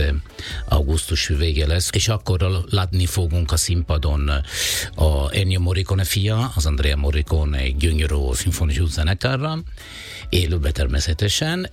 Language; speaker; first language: Hungarian; non-native, fluent; Italian